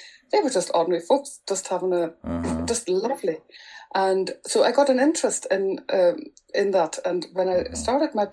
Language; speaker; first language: English; non-native, fluent; German